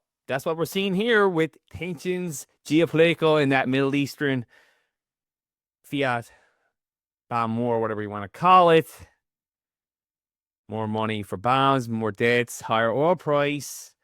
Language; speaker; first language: English; native; English